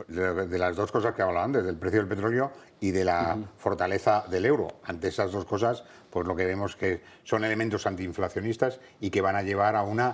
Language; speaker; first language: Spanish; native; Spanish